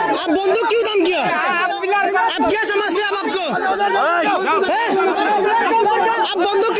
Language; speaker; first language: Hindi; non-native, learner; Bangla